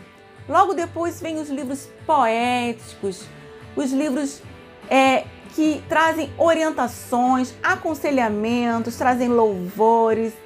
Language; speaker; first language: Portuguese; native; Portuguese